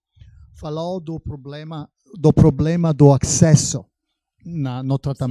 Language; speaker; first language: Portuguese; non-native, fluent; Italian